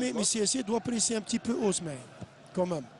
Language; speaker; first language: French; non-native, local second language; Arabic